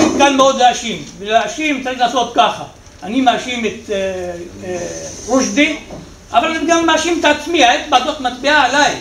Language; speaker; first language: Hebrew; non-native, local second language; Arabic